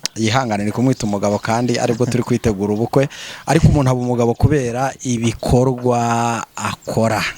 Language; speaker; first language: Kinyarwanda; native; Kinyarwanda